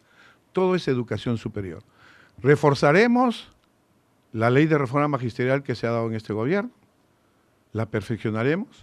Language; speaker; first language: Spanish; native; Spanish